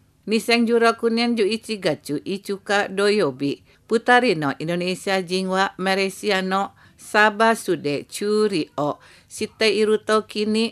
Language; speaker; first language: Japanese; non-native, fluent; Indonesian